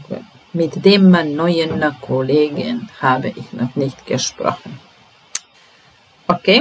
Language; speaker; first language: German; non-native, fluent; Italian